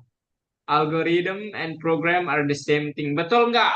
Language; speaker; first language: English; non-native, fluent; Indonesian